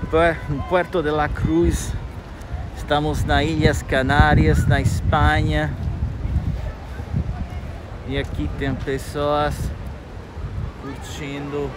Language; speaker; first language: Portuguese; non-native, fluent; Italian